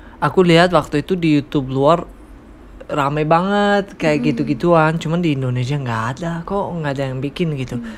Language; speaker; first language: Indonesian; non-native, fluent; Tajik